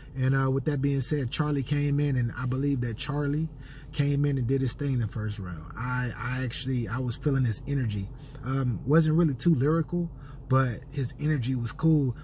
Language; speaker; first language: English; native; English